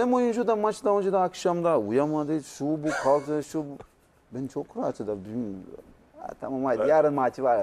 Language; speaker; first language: Turkish; non-native, learner; Portuguese